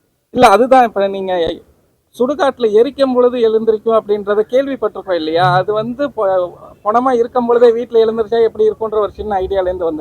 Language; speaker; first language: Tamil; native; Tamil